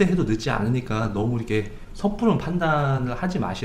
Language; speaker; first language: Korean; native; Korean